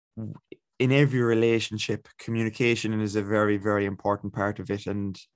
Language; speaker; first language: English; native; English